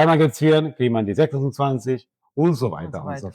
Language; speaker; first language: German; non-native, fluent; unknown